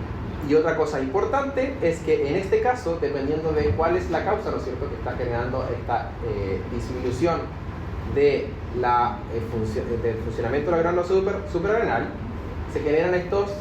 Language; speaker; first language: Spanish; native; Spanish